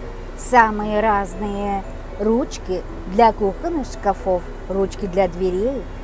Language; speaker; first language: Russian; non-native, local second language; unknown